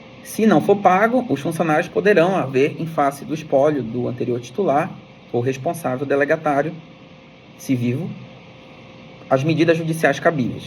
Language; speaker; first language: Portuguese; native; Portuguese